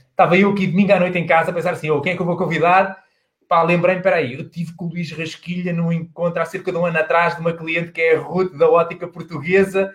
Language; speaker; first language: Portuguese; native; Portuguese